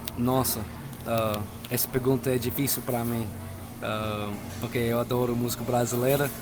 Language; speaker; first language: Portuguese; non-native, fluent; English